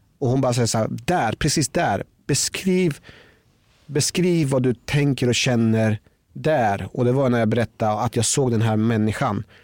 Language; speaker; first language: Swedish; early bilingual, other home language; Persian